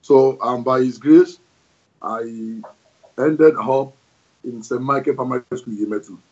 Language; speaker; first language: English; non-native, local second language; Yoruba